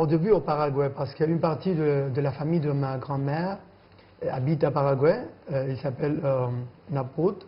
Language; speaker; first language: French; non-native, fluent; Spanish